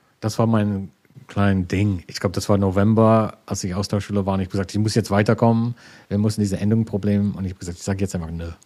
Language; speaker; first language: German; non-native, fluent; English